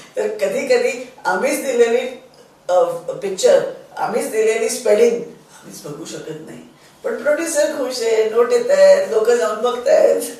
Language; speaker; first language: Marathi; non-native, local second language; Sindhi